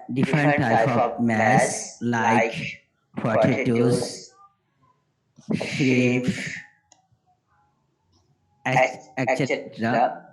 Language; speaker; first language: English; non-native, learner; Bangla